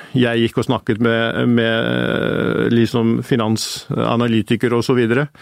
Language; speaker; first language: Norwegian; early bilingual, heritage; Icelandic